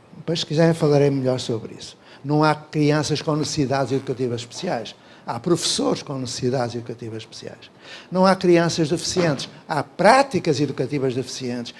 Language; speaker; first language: Portuguese; native; Portuguese